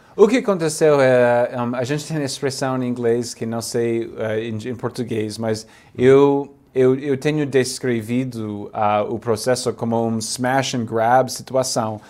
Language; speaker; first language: Portuguese; non-native, fluent; English